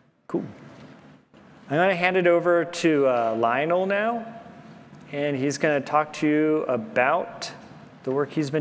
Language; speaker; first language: English; native; English